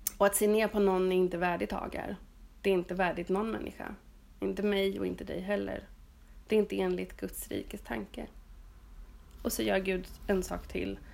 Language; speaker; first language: Swedish; native; Swedish